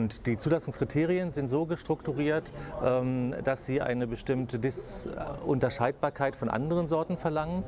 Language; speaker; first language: German; native; German